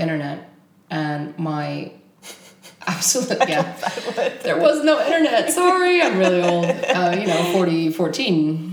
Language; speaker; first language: English; native; English